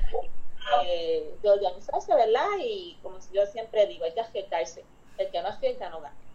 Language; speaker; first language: Spanish; native; Spanish